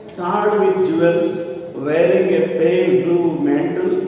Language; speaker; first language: English; non-native, local second language; Kannada